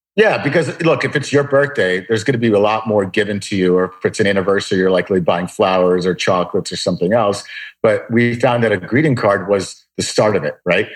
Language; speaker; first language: English; early bilingual, other home language; Russian